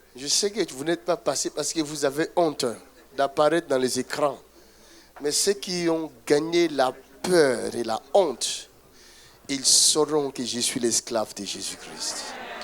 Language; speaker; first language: French; non-native, local second language; Lingala